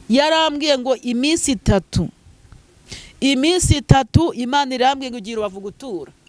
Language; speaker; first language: Kinyarwanda; native; Kinyarwanda